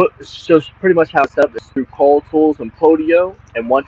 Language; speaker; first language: English; native; English